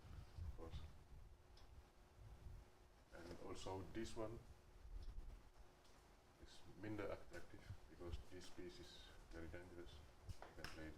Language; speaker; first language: English; non-native, learner; Wolof